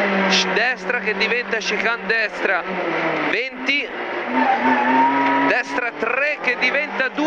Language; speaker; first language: Italian; native; Italian